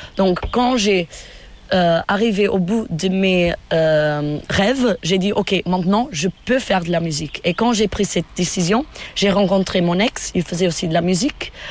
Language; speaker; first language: French; non-native, fluent; Portuguese